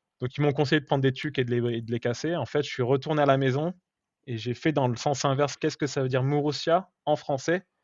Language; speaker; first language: French; native; French